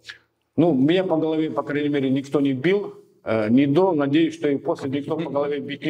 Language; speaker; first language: Russian; native; Russian